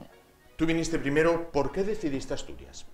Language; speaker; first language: Spanish; native; Spanish